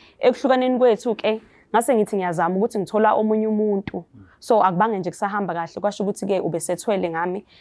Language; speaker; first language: Zulu; native; Zulu